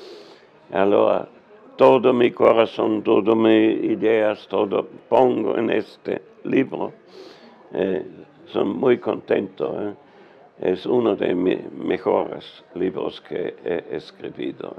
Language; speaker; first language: Spanish; non-native, learner; German